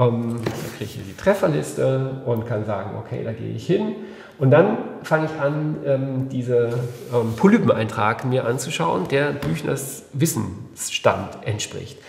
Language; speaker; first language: German; native; German